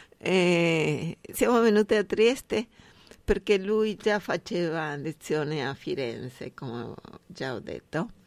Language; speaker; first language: Italian; non-native, fluent; Spanish